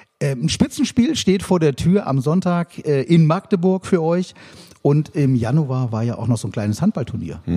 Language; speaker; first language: German; native; German